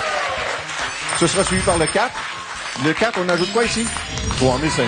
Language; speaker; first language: French; native; French